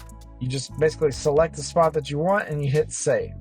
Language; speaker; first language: English; native; English